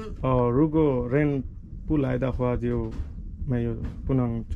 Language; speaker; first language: Chinese; non-native, learner; Bangla